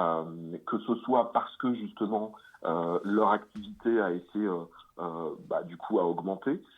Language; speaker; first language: French; native; French